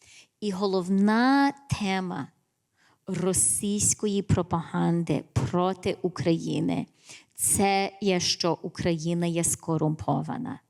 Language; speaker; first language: Ukrainian; early bilingual, heritage; English